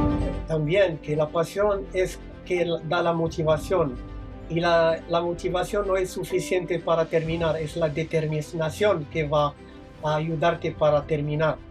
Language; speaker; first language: Spanish; non-native, fluent; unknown